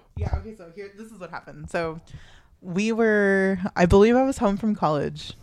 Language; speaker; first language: English; early bilingual, other home language; Filipino